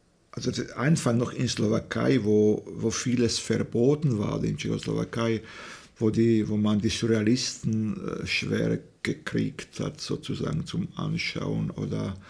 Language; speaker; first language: German; non-native, fluent; Slovak